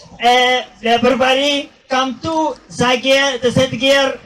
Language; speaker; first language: French; non-native, learner; Russian